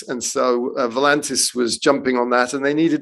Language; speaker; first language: English; native; English